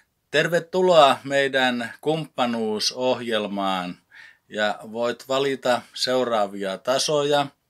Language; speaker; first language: Finnish; native; Finnish